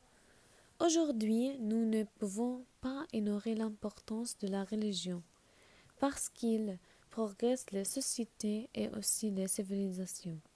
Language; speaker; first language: French; non-native, learner; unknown